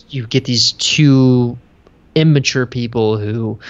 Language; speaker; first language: English; native; English